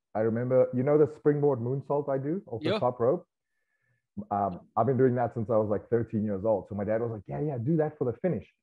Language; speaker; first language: English; native; English